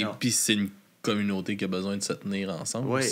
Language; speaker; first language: French; native; French